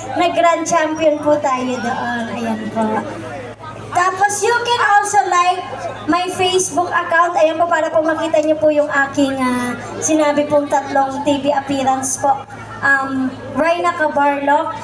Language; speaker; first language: Filipino; native; Filipino